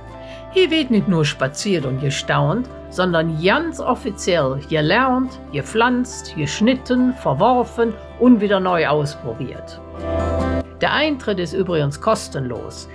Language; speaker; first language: German; native; German